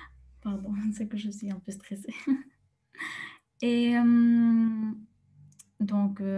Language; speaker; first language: French; non-native, fluent; Spanish